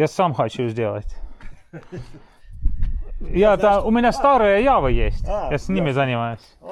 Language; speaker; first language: Russian; non-native, fluent; Estonian